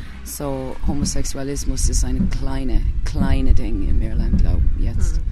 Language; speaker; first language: German; non-native, learner; English